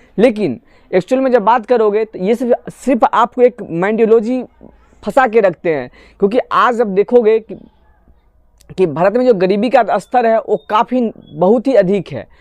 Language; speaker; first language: Hindi; non-native, local second language; Assamese